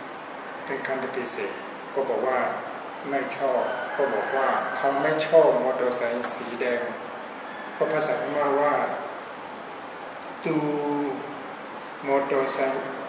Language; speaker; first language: Thai; non-native, fluent; Burmese